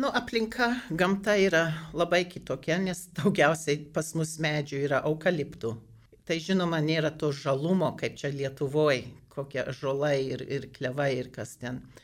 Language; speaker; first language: Lithuanian; early bilingual, heritage; Lithuanian